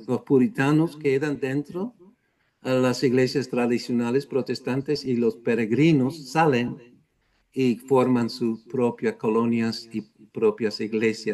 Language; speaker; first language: Spanish; non-native, fluent; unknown